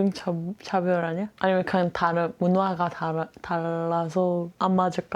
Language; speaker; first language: Korean; non-native, fluent; Dutch